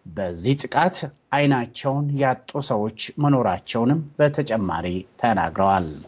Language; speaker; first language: Amharic; non-native, local second language; Oromo